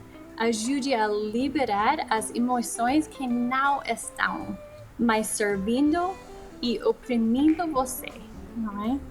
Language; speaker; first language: Portuguese; non-native, fluent; English